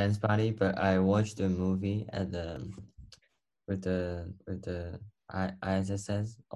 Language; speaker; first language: English; non-native, learner; Cantonese